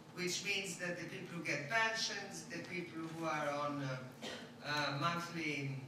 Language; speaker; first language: English; non-native, fluent; Greek